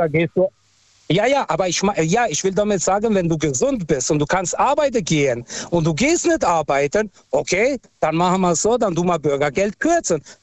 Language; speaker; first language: German; non-native, fluent; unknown